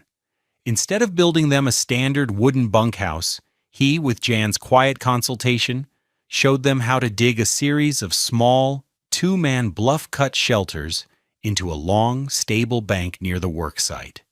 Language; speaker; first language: English; native; English